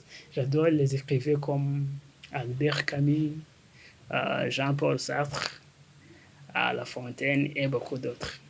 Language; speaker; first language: French; non-native, local second language; Kinyarwanda